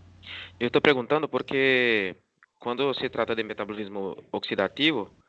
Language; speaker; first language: Spanish; non-native, learner; Portuguese